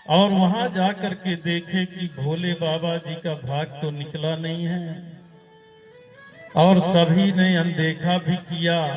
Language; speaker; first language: Hindi; native; Hindi